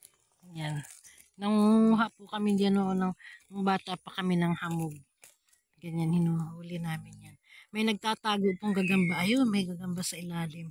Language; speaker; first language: Filipino; native; Filipino